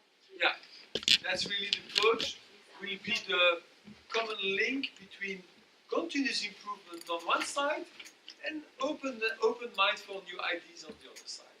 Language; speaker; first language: English; non-native, fluent; French